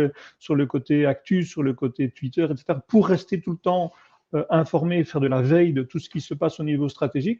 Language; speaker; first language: French; native; French